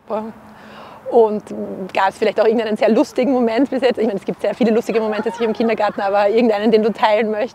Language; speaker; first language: German; native; German